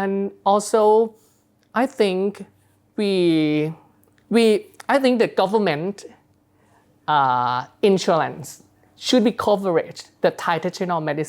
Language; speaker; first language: English; non-native, learner; Thai